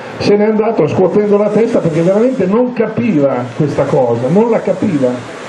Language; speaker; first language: Italian; native; Italian